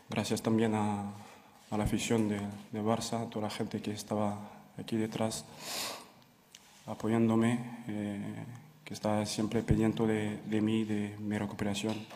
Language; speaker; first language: Spanish; non-native, fluent; French